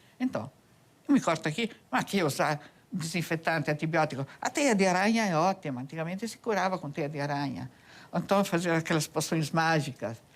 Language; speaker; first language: Portuguese; non-native, fluent; Italian